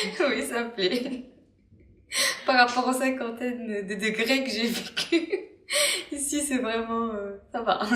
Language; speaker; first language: French; non-native, local second language; Arabic